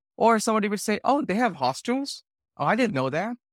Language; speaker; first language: English; non-native, local second language; Hindi